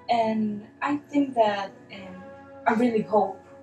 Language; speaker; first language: English; non-native, fluent; Spanish